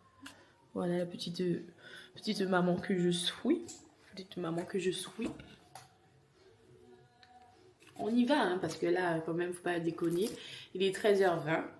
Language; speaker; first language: French; native; French